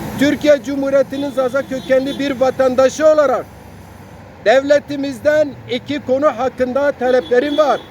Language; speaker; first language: Turkish; non-native, local second language; Zaza